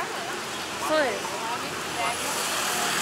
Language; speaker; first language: Japanese; non-native, fluent; Vietnamese